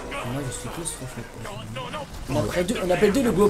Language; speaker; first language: French; native; French